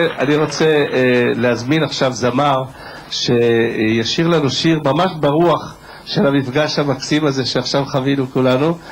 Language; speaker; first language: Hebrew; native; Hebrew